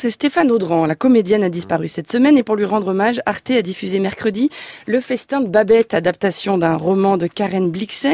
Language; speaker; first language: French; native; French